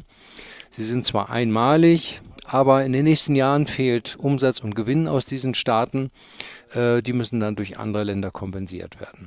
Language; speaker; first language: German; native; German